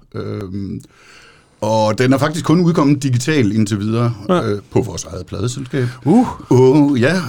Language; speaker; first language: Danish; native; Danish